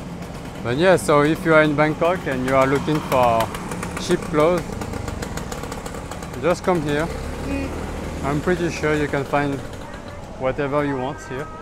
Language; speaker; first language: English; non-native, fluent; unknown